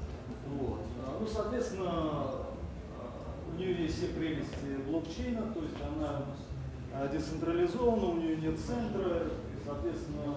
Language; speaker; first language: Russian; native; Russian